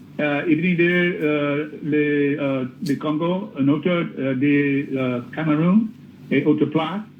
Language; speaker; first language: French; non-native, learner; English